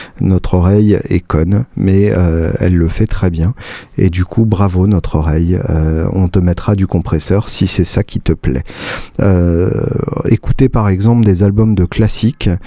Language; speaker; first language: French; native; French